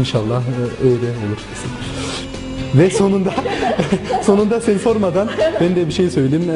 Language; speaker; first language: Turkish; non-native, local second language; German